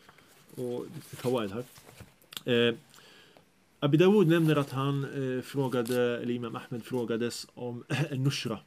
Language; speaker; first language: Swedish; early bilingual, other home language; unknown